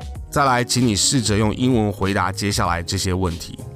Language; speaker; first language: Chinese; native; Chinese